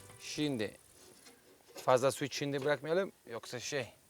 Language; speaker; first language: Turkish; non-native, fluent; Italian